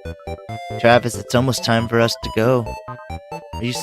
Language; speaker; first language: English; native; English